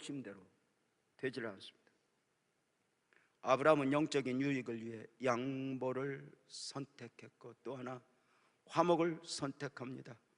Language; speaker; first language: Korean; native; Korean